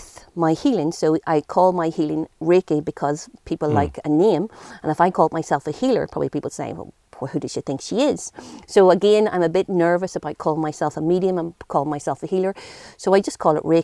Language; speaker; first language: English; native; English